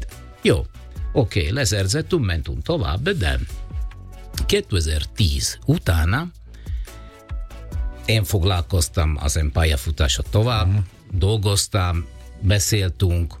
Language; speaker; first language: Hungarian; non-native, learner; Italian